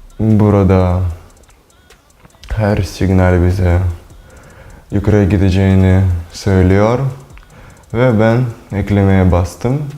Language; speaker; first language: Turkish; non-native, learner; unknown